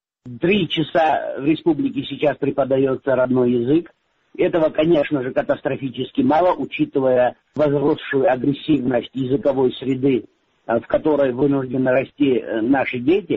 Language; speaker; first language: Russian; non-native, local second language; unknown